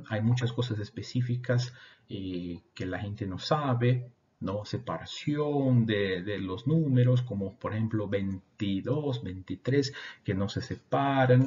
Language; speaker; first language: Spanish; non-native, fluent; Portuguese